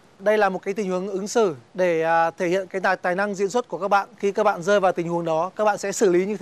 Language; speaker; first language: Vietnamese; native; Vietnamese